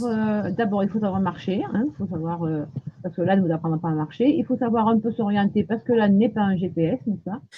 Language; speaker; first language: French; native; French